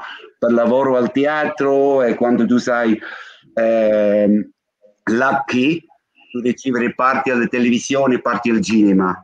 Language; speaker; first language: Italian; non-native, learner; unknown